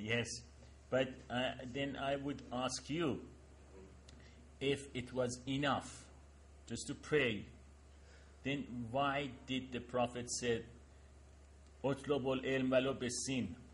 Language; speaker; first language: English; non-native, fluent; Persian